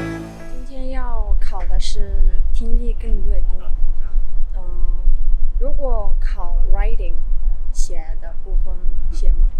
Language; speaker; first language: Chinese; non-native, learner; Mongolian